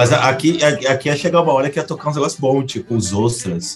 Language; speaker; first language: Portuguese; native; Portuguese